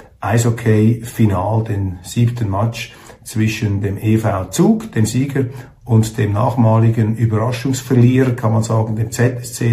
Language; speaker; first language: German; native; German